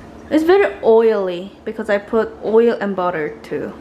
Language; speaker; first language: English; non-native, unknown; Korean